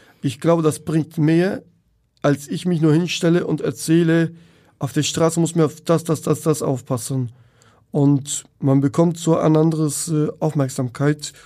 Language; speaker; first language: German; non-native, fluent; Turkish